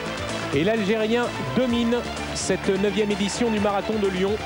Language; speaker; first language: French; native; French